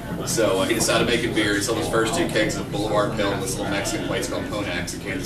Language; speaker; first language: English; native; English